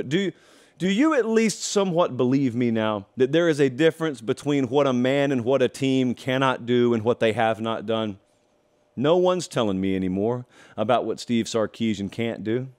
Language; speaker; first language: English; native; English